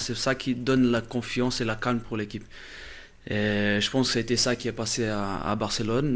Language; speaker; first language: French; non-native, fluent; Portuguese